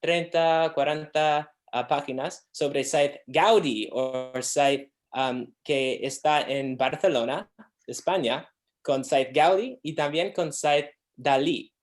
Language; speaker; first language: Spanish; non-native, learner; English